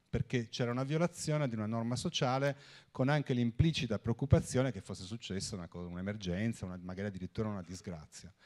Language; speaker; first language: Italian; native; Italian